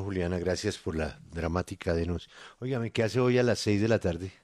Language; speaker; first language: Spanish; native; Spanish